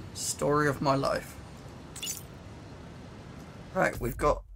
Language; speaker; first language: English; native; English